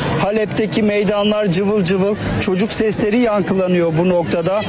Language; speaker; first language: Turkish; native; Turkish